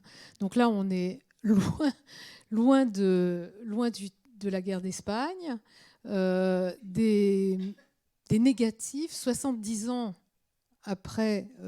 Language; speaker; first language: French; native; French